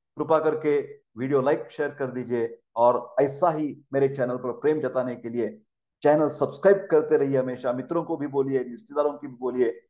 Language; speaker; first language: Hindi; non-native, local second language; Marathi